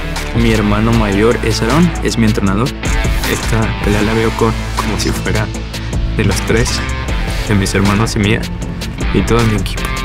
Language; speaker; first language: Spanish; native; Spanish